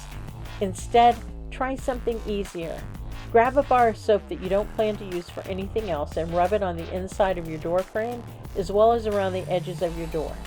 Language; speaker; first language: English; native; English